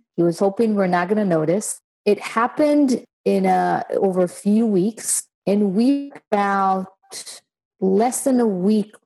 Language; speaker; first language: English; non-native, fluent; Hebrew